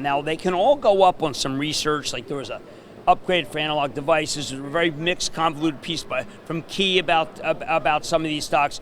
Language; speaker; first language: English; native; English